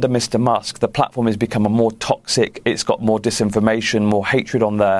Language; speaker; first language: English; native; English